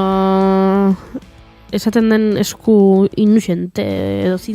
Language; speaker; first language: Basque; native; Basque